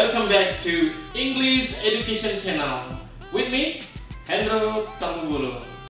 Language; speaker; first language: English; non-native, fluent; Indonesian